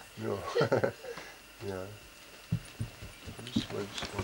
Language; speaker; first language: English; non-native, learner; French